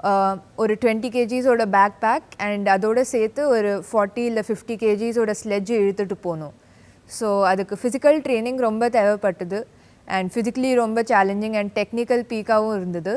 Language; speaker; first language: Tamil; early bilingual, heritage; Tamil